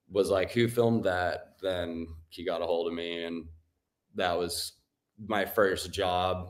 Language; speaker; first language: English; native; English